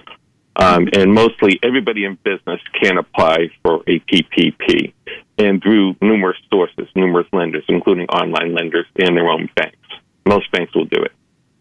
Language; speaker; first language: English; native; English